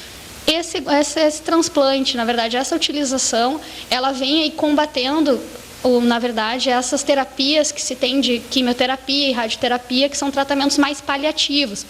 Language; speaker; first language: Portuguese; native; Portuguese